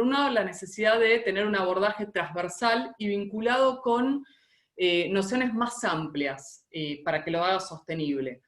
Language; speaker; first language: Spanish; native; Spanish